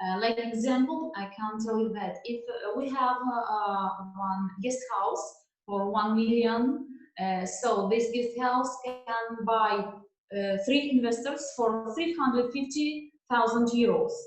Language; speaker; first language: English; non-native, learner; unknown